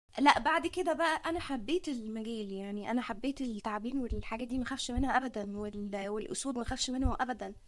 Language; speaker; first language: Egyptian Arabic; early bilingual, heritage; Arabic